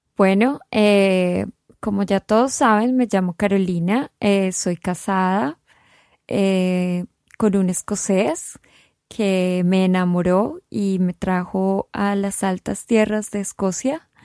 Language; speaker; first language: Spanish; native; Spanish